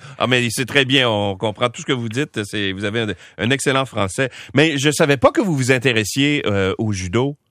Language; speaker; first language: French; native; French